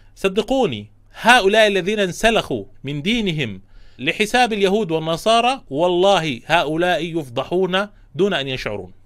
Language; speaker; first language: Arabic; native; Arabic